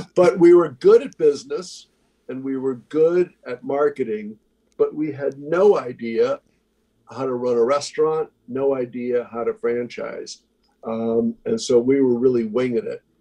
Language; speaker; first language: English; native; English